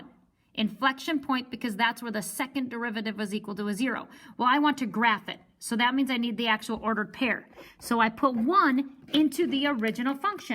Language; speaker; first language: English; native; English